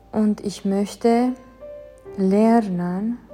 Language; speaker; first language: German; non-native, fluent; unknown